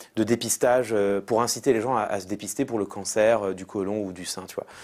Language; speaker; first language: French; native; French